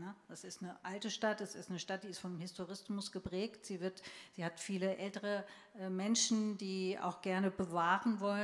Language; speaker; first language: German; native; German